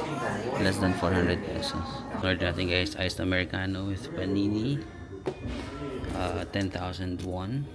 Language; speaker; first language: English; non-native, local second language; Filipino